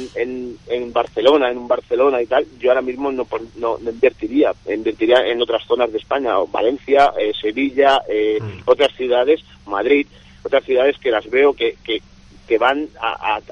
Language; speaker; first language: Spanish; native; Spanish